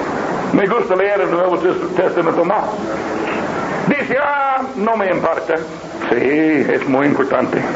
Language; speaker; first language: Spanish; non-native, learner; English